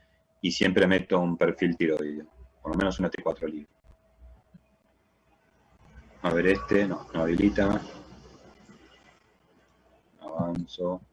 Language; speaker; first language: Spanish; native; Spanish